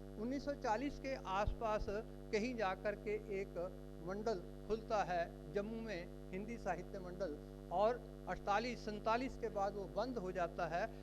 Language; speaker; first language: Hindi; non-native, local second language; Punjabi